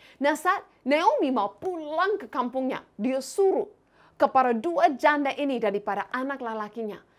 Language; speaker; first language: Indonesian; non-native, fluent; English